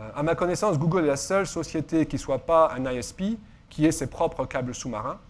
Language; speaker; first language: French; native; French